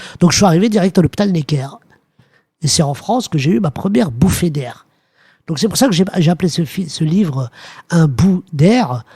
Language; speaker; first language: French; early bilingual, other home language; Arabic